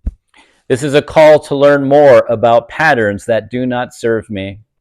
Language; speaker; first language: English; native; English